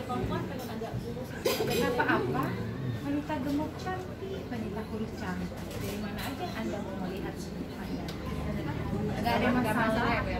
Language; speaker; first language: Indonesian; native; Indonesian